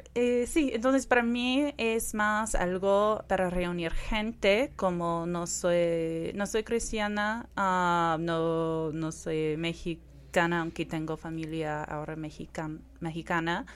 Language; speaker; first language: Spanish; non-native, fluent; English